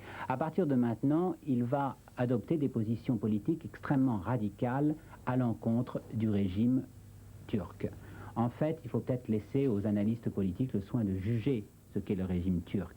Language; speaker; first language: French; native; French